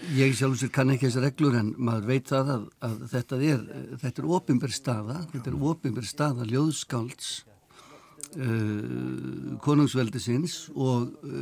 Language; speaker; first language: Icelandic; native; Icelandic